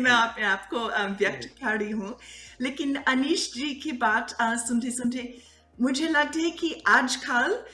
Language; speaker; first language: Hindi; non-native, fluent; Italian